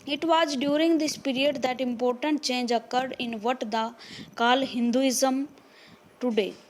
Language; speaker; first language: English; non-native, local second language; Hindi